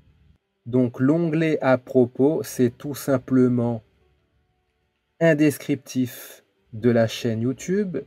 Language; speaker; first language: French; native; French